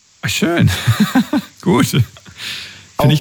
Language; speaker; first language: German; native; German